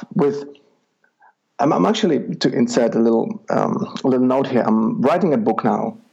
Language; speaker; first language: English; non-native, fluent; Czech